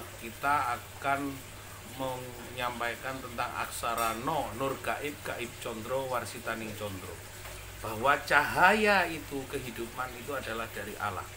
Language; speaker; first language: Indonesian; non-native, local second language; Javanese